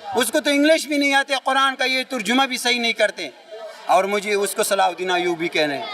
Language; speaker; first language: Urdu; non-native, local second language; Pashto